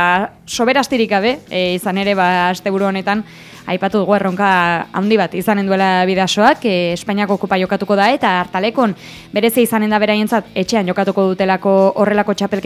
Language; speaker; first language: Basque; native; Basque